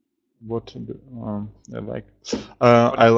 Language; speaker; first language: English; non-native, learner; Russian